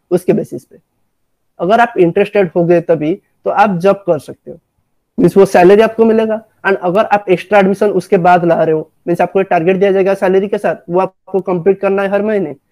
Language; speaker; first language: Hindi; non-native, local second language; Odia